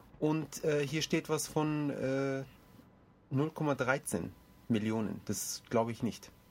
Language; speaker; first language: German; early bilingual, other home language; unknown